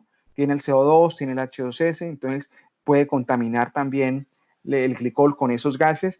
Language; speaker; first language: Spanish; native; Spanish